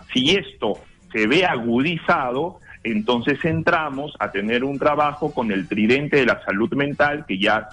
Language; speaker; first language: Spanish; native; Spanish